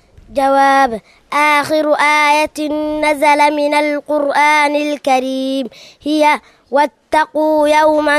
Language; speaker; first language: Arabic; non-native, learner; Somali